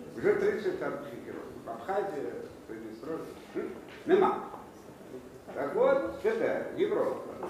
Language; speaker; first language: Ukrainian; non-native, local second language; Russian